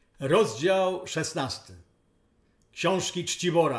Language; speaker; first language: Polish; native; Polish